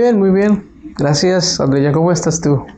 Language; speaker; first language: Spanish; non-native, fluent; Bangla